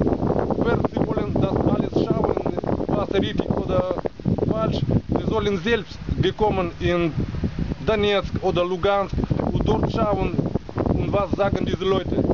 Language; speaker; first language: German; non-native, learner; Russian